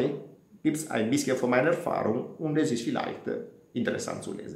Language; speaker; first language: German; non-native, fluent; Italian